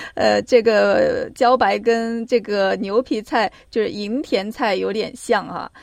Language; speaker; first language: Chinese; native; Chinese